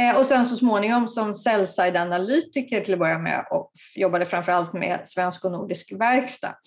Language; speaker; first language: Swedish; native; Swedish